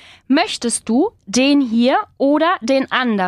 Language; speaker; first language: German; non-native, fluent; Spanish